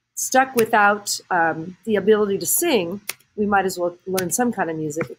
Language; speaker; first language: English; native; English